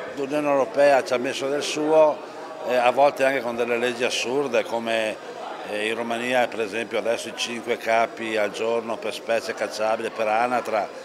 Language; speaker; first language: Italian; native; Italian